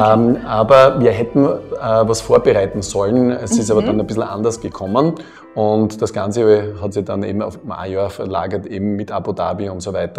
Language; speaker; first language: German; native; German